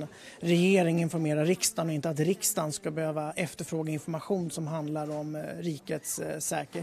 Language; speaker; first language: Swedish; native; Swedish